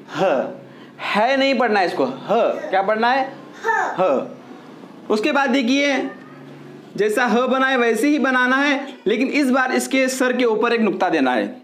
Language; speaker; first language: Hindi; native; Hindi